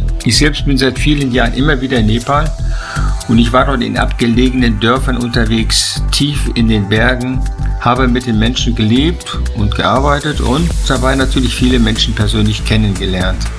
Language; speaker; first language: German; native; German